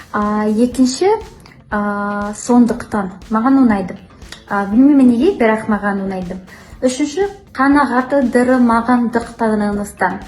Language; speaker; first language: Kazakh; non-native, learner; English